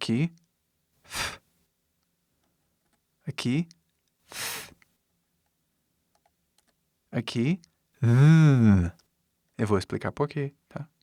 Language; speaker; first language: Portuguese; non-native, fluent; English